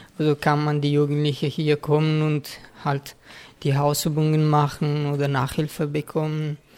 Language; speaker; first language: German; non-native, learner; Persian